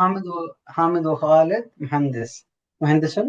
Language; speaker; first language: Arabic; non-native, learner; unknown